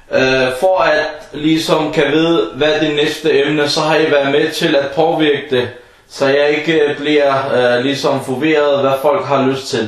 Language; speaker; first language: Danish; early bilingual, other home language; Arabic